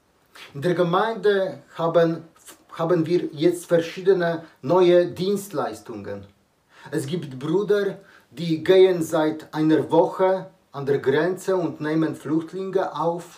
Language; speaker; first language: German; non-native, learner; Polish